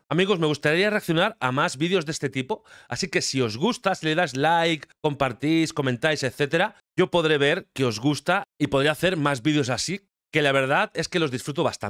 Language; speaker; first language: Spanish; native; Spanish